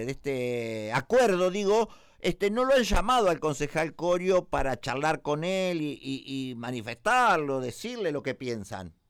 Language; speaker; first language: Spanish; native; Spanish